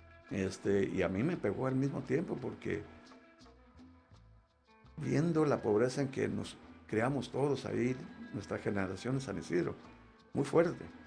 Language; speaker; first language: Spanish; early bilingual, heritage; Spanish